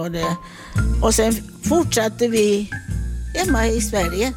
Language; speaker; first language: Swedish; non-native, fluent; Italian